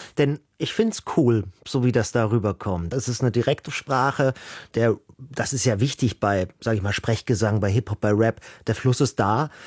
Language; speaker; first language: German; native; German